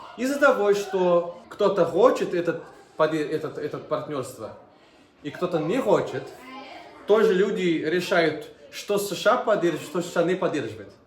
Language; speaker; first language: Russian; non-native, fluent; Portuguese